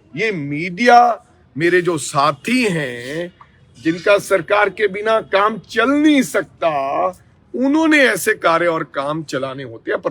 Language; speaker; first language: Hindi; non-native, local second language; Punjabi